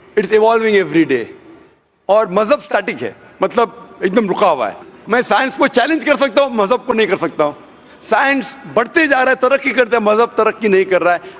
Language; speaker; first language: Hindi; non-native, local second language; Konkani